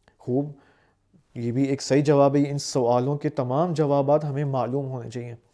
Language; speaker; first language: Urdu; native; Urdu